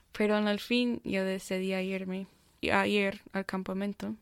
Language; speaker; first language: Spanish; non-native, fluent; English